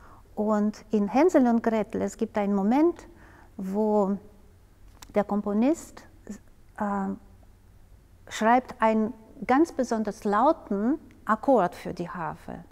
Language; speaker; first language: German; non-native, fluent; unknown